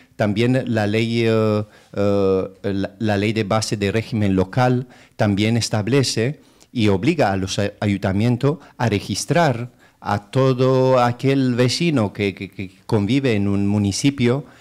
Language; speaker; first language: Spanish; non-native, fluent; Romanian